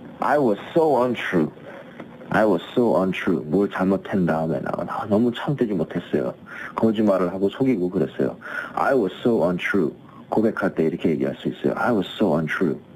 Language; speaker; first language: Korean; early bilingual, heritage; Korean